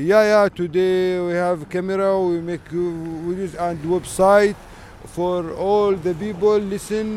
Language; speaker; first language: English; non-native, learner; Arabic